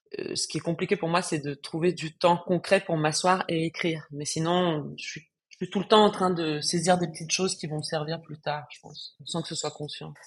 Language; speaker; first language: French; non-native, fluent; Spanish